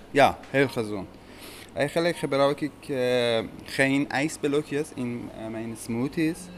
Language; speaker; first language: Dutch; non-native, learner; Persian